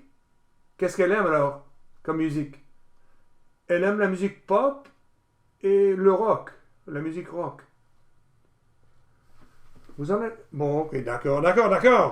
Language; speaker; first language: French; non-native, fluent; English